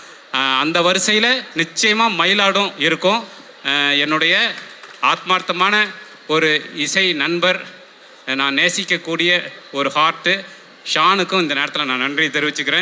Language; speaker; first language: Tamil; native; Tamil